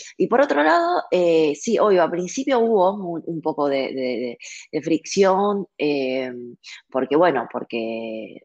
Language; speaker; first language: Spanish; early bilingual, other home language; Chinese